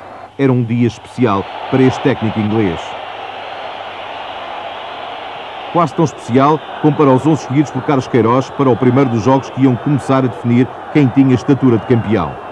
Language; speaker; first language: Portuguese; native; Portuguese